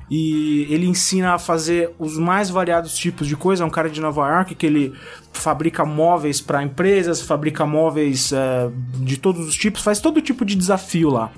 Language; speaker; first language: Portuguese; native; Portuguese